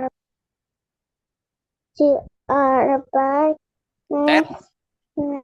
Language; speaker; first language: German; non-native, learner; Indonesian